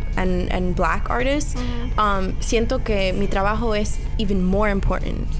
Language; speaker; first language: Spanish; early bilingual, heritage; Spanish